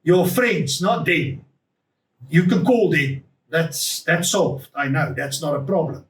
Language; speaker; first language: English; non-native, local second language; Afrikaans